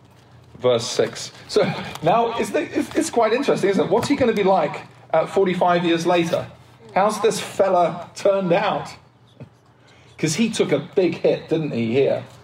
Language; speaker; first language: English; native; English